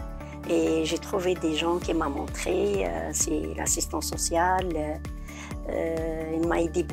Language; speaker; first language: French; non-native, learner; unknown